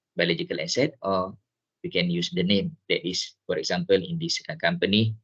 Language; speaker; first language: English; non-native, local second language; Malay